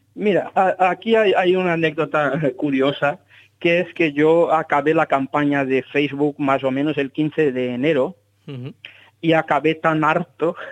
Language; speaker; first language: Spanish; early bilingual, other home language; Portuguese